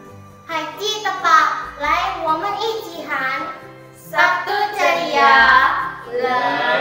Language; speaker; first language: Chinese; non-native, learner; Indonesian